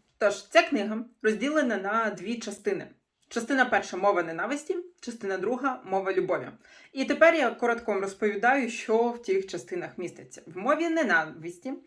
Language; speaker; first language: Ukrainian; non-native, local second language; Russian